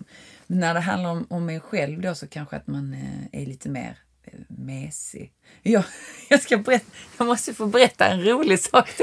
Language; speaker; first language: Swedish; native; Swedish